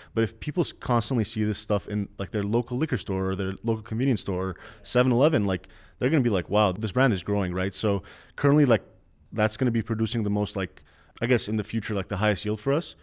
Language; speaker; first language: English; native; English